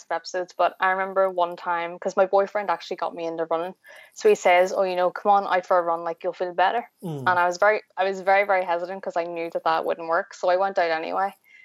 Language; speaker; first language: English; native; English